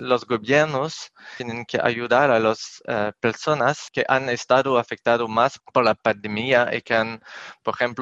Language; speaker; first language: Spanish; non-native, fluent; French